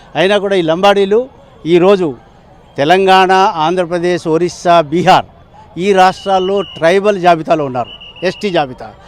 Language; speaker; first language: Telugu; non-native, local second language; Lambadi